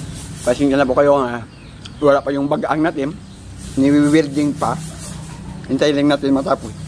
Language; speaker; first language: Filipino; native; Filipino